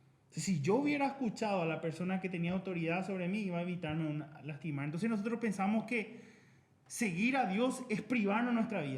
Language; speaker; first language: Spanish; native; Spanish